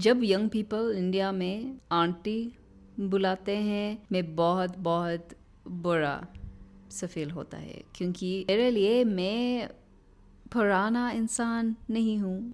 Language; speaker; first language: Hindi; non-native, learner; English